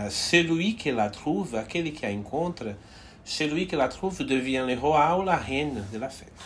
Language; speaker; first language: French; non-native, fluent; Portuguese